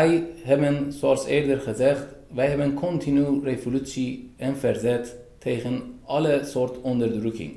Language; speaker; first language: Dutch; non-native, fluent; Persian